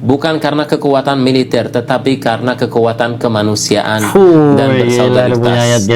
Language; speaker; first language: Indonesian; non-native, fluent; Arabic